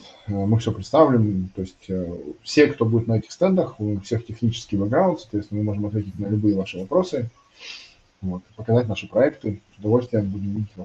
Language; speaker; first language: Russian; native; Russian